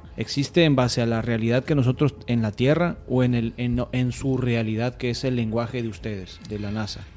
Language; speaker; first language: Spanish; native; Spanish